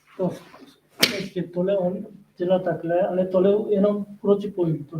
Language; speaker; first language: Czech; non-native, learner; Korean